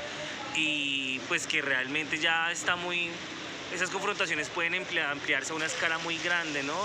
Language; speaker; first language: Spanish; native; Spanish